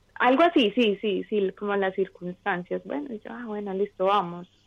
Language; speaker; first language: Spanish; native; Spanish